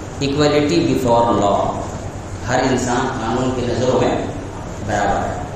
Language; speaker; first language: Urdu; native; Urdu